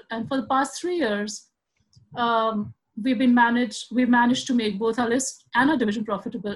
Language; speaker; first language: English; non-native, local second language; Hindi